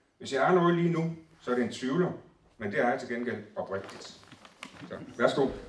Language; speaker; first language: Danish; native; Danish